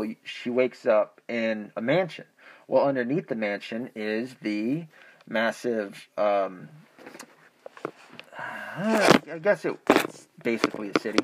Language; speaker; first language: English; native; English